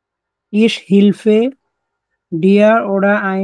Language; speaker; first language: German; non-native, learner; Bangla